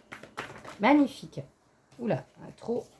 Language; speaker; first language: French; native; French